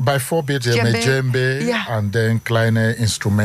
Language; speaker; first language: Dutch; non-native, fluent; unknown